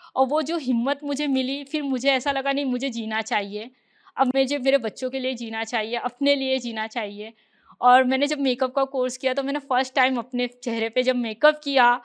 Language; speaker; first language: Hindi; native; Hindi